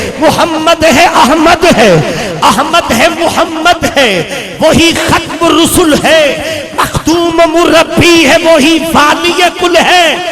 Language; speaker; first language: Urdu; non-native, local second language; Punjabi